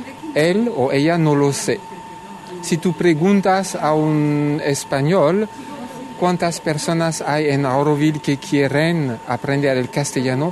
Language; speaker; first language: Spanish; non-native, fluent; French